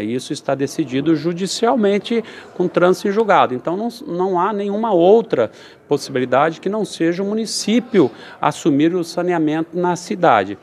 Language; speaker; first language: Portuguese; native; Portuguese